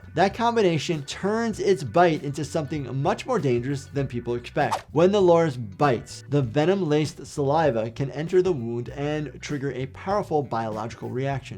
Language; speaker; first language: English; native; English